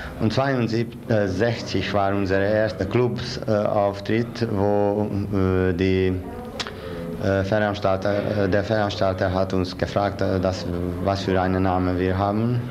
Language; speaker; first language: German; non-native, learner; Hungarian